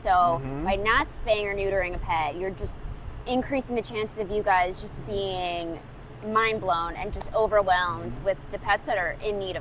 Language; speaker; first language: English; native; English